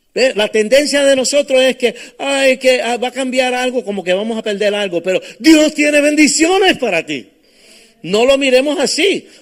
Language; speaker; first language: Spanish; early bilingual, heritage; Spanish